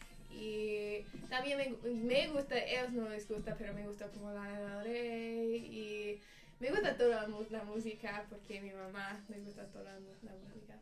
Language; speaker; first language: Spanish; non-native, learner; English